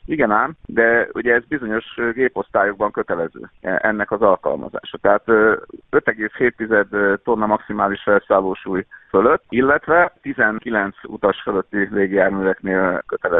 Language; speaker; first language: Hungarian; native; Hungarian